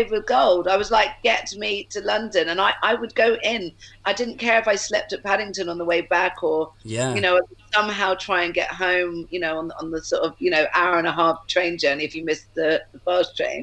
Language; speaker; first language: English; native; English